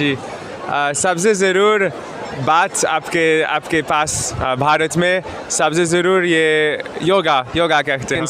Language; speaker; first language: Hindi; non-native, learner; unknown